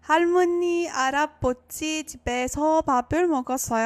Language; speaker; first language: Korean; non-native, learner; English